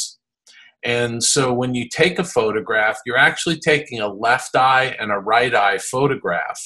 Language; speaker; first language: English; native; English